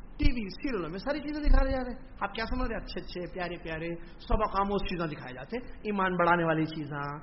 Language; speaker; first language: Urdu; native; Urdu